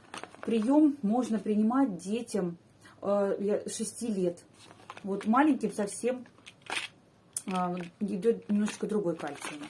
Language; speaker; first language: Russian; native; Russian